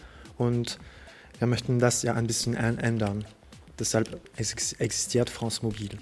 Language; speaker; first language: German; non-native, fluent; French